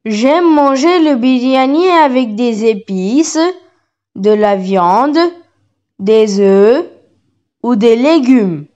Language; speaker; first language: French; non-native, learner; Tamil